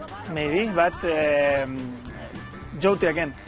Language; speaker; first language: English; non-native, fluent; Spanish